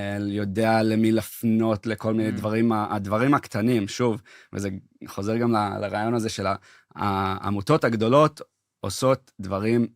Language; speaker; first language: Hebrew; early bilingual, heritage; English